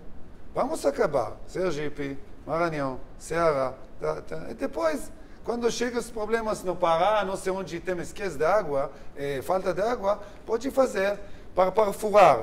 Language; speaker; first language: Portuguese; non-native, learner; Hebrew